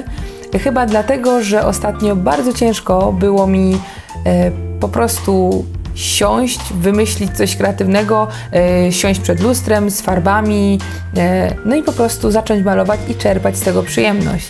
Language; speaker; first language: Polish; native; Polish